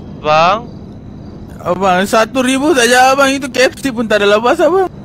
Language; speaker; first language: Malay; native; Malay